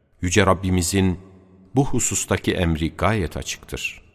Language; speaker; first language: Turkish; native; Turkish